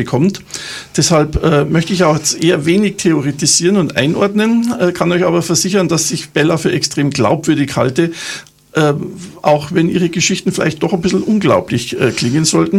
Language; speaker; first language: German; native; German